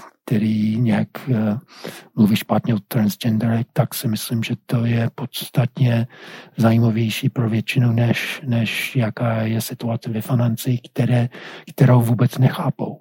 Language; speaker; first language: Czech; non-native, fluent; English